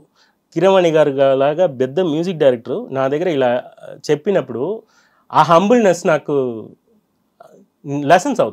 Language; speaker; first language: Telugu; non-native, fluent; Tamil